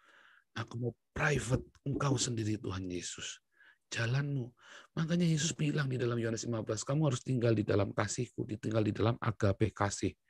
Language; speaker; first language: Indonesian; native; Indonesian